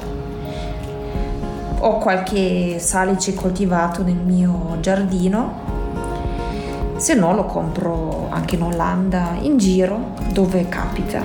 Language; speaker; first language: Italian; non-native, fluent; German